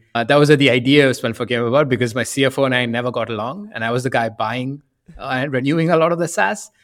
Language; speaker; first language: English; non-native, local second language; Tamil